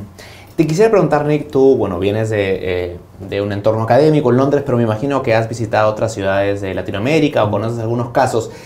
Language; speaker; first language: Spanish; native; Spanish